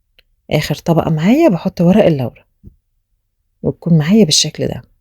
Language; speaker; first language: Arabic; native; Arabic